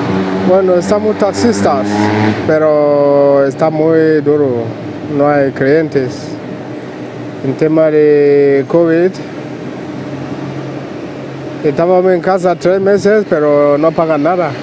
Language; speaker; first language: Spanish; non-native, fluent; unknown